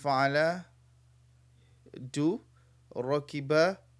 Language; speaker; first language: Arabic; non-native, fluent; Indonesian